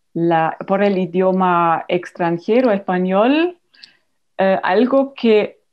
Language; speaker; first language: Spanish; non-native, fluent; German